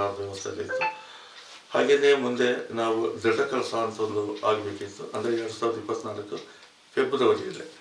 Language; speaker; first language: Kannada; native; Kannada